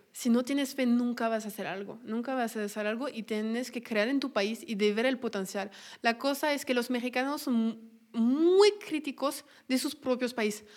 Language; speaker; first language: Spanish; non-native, fluent; French